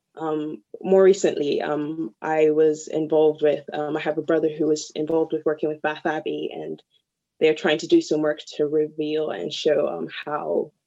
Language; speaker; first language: English; early bilingual, other home language; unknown